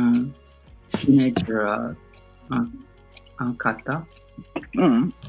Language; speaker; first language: Japanese; non-native, learner; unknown